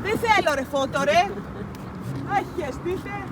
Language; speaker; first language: Greek; native; Greek